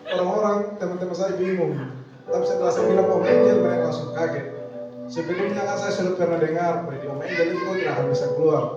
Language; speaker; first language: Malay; non-native, local second language; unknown